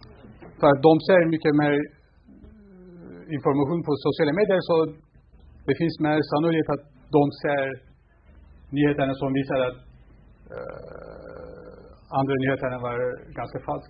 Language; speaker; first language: Swedish; non-native, fluent; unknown